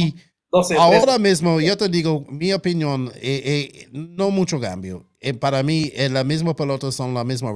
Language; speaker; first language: Spanish; non-native, local second language; English